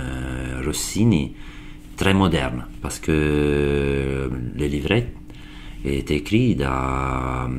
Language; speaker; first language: French; non-native, learner; Italian